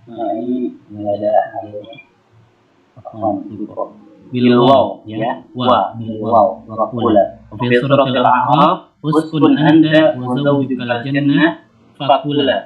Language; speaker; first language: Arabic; non-native, learner; Indonesian